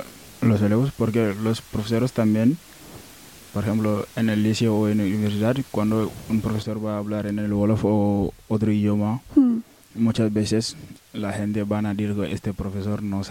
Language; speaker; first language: Spanish; non-native, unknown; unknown